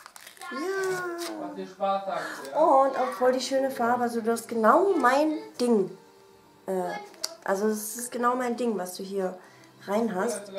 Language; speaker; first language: German; native; German